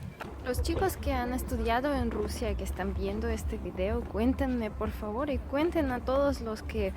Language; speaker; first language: Spanish; non-native, fluent; Russian